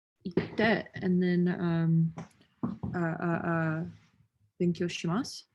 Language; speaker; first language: Japanese; non-native, learner; English